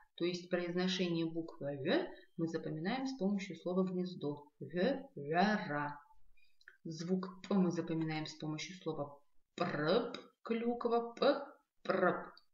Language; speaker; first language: Russian; non-native, local second language; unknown